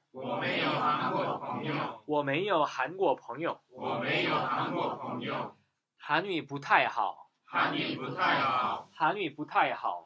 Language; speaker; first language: Chinese; non-native, fluent; Korean